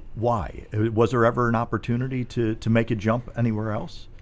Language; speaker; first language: English; native; English